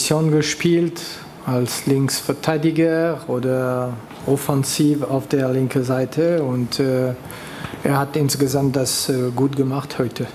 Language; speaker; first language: German; non-native, local second language; French